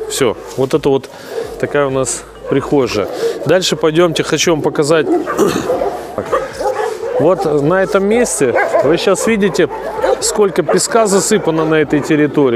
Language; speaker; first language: Russian; native; Russian